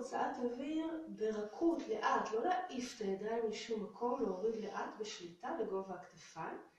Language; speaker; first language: Hebrew; native; Hebrew